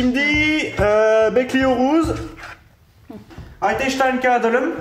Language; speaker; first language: Turkish; non-native, learner; French